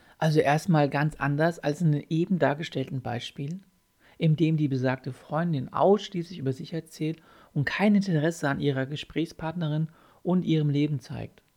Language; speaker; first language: German; native; German